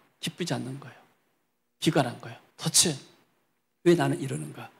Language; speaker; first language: Korean; native; Korean